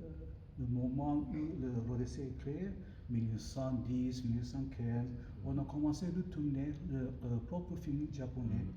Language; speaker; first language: French; non-native, learner; Japanese